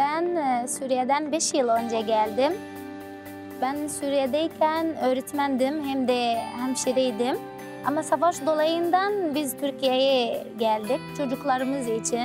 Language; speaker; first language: Turkish; non-native, learner; Arabic